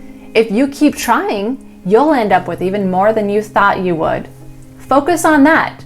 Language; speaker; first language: English; native; English